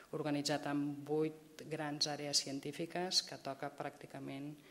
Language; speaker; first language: Catalan; native; Catalan